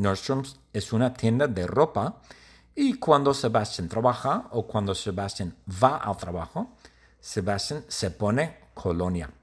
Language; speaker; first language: Spanish; non-native, learner; English